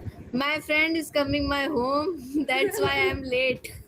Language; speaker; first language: English; non-native, learner; Hindi